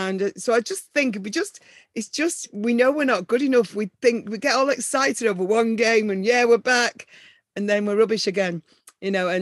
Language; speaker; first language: English; native; English